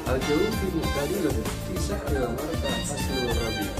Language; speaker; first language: Arabic; non-native, learner; Indonesian